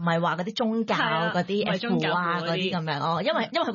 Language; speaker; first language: Cantonese; native; Cantonese